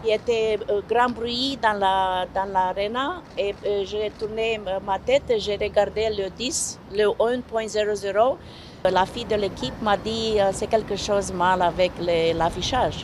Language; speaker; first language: French; non-native, learner; Romanian